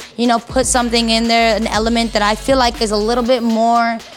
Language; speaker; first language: English; early bilingual, other home language; Spanish